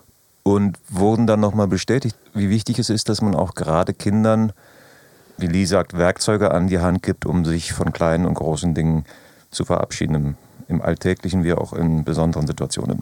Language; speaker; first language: German; native; German